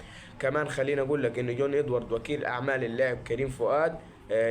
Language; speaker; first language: Arabic; native; Arabic